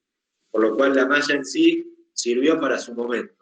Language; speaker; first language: Spanish; native; Spanish